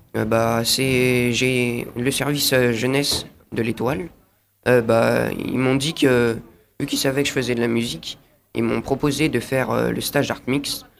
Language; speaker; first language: French; native; French